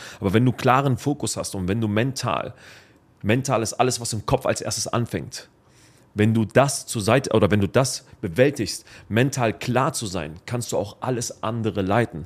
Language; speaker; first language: German; early bilingual, other home language; Arabic